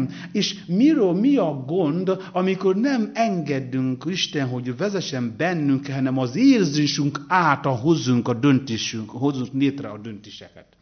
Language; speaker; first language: Hungarian; non-native, learner; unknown